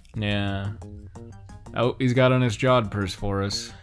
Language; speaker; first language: English; native; English